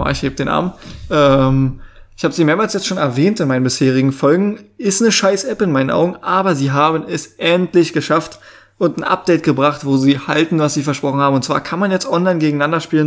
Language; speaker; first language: German; native; German